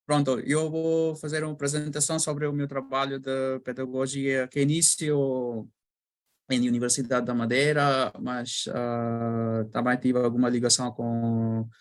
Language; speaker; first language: Portuguese; non-native, learner; Bangla